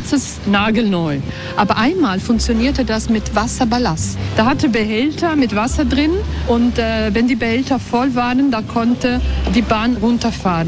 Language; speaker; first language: German; non-native, local second language; Italian